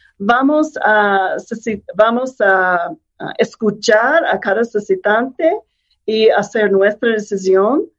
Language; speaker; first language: Spanish; non-native, fluent; English